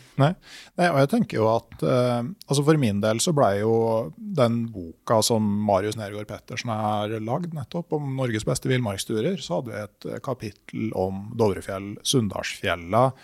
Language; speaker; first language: Norwegian; native; Norwegian